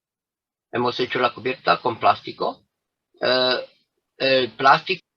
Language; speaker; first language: Spanish; non-native, fluent; Romanian